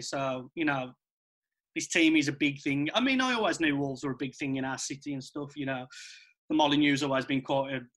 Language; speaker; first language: English; native; English